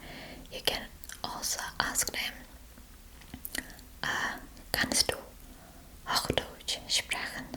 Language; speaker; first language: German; non-native, fluent; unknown